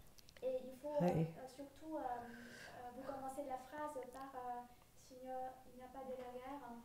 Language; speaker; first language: French; non-native, fluent; Vietnamese